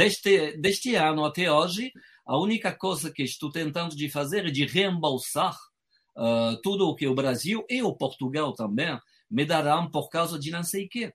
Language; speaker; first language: Portuguese; non-native, fluent; French